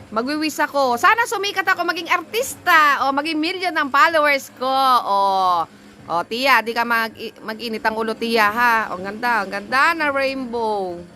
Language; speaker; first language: Filipino; native; Filipino